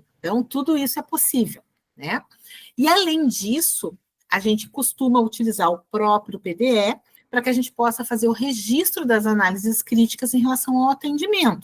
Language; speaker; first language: Portuguese; native; Portuguese